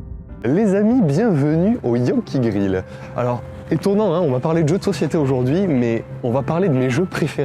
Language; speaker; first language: French; native; French